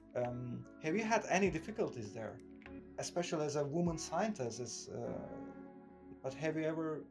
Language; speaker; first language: English; non-native, fluent; Turkish